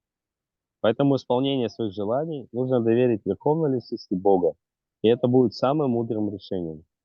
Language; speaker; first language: Russian; native; Russian